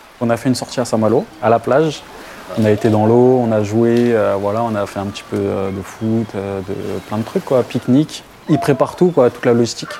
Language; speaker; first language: French; native; French